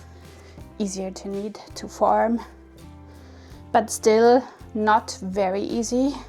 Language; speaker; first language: English; non-native, fluent; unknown